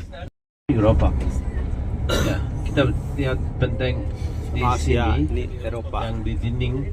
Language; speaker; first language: Indonesian; non-native, fluent; Turkish